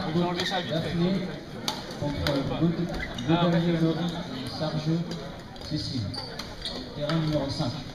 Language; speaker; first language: French; native; French